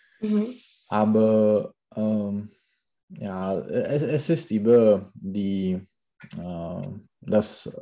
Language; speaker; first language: German; non-native, learner; Czech